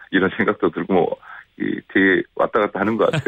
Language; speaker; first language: Korean; native; Korean